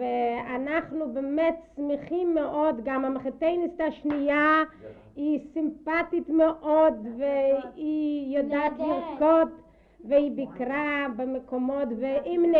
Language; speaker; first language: Hebrew; non-native, fluent; Yiddish